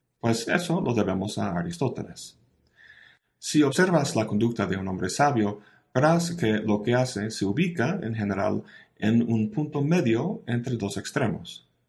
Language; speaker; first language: Spanish; non-native, fluent; English